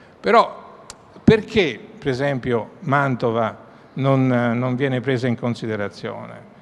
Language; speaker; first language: Italian; native; Italian